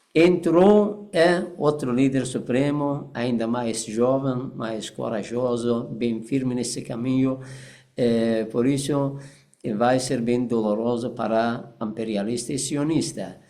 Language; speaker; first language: Portuguese; non-native, fluent; Persian